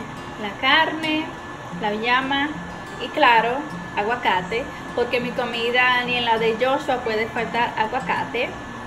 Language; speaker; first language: Spanish; early bilingual, heritage; Spanish